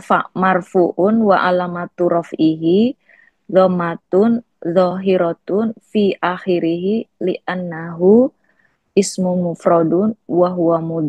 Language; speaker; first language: Arabic; non-native, learner; Indonesian